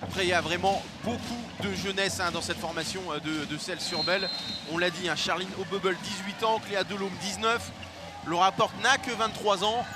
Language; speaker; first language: French; native; French